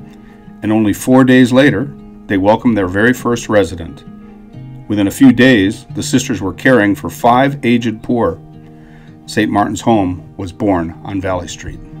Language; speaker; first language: English; native; English